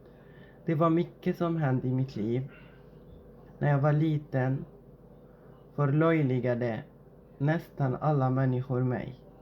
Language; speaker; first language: Swedish; non-native, fluent; Arabic